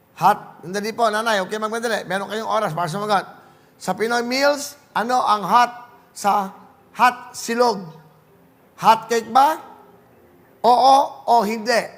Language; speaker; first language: Filipino; native; Filipino